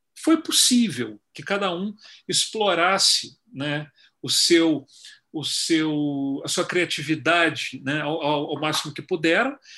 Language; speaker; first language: Portuguese; native; Portuguese